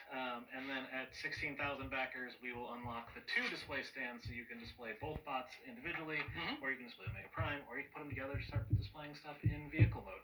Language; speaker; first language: English; native; English